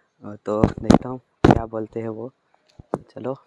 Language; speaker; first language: Hindi; non-native, local second language; Magahi